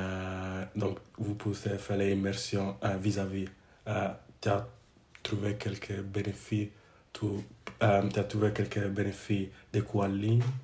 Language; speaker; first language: French; non-native, learner; English